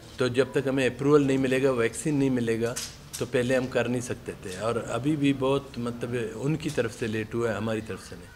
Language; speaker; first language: Urdu; non-native, local second language; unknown